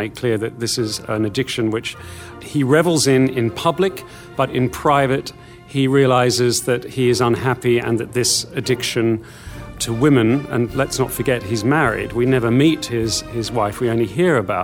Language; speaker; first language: English; native; English